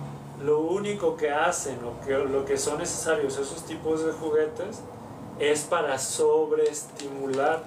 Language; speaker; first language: Spanish; native; Spanish